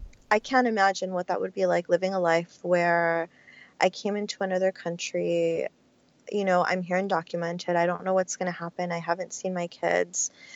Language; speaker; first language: English; early bilingual, other home language; Spanish